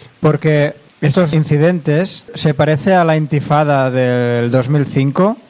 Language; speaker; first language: Spanish; non-native, local second language; Catalan